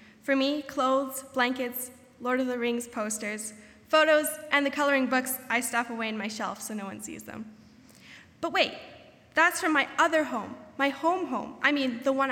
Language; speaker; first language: English; native; English